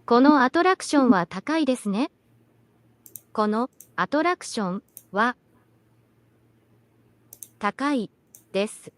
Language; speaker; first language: Japanese; non-native, learner; English